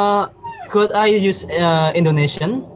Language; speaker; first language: English; non-native, learner; Indonesian